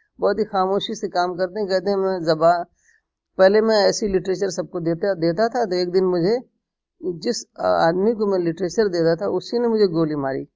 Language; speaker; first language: Urdu; native; Urdu